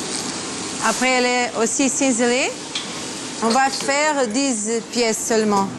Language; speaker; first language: French; non-native, fluent; Portuguese